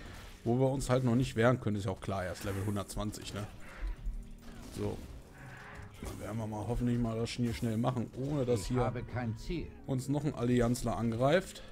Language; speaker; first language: German; native; German